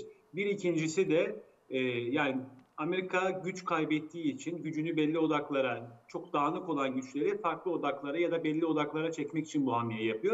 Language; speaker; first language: Turkish; native; Turkish